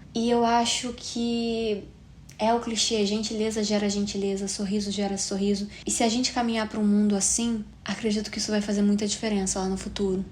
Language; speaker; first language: Portuguese; native; Portuguese